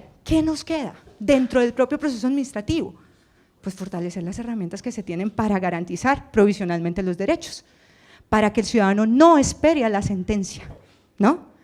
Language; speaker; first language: Spanish; native; Spanish